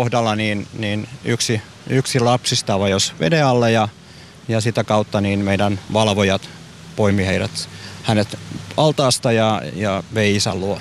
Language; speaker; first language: Finnish; native; Finnish